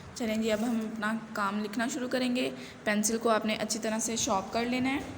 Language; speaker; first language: Urdu; non-native, local second language; Punjabi